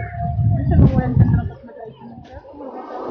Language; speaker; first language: Spanish; non-native, learner; Haitian Creole